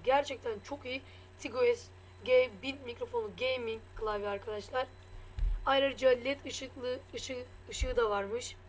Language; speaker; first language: Turkish; native; Turkish